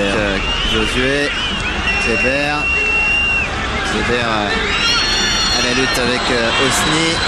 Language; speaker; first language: French; native; French